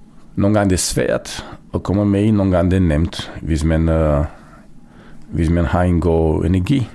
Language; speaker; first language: Danish; non-native, fluent; Romanian